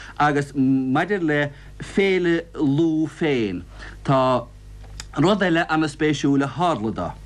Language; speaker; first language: Irish; native; Irish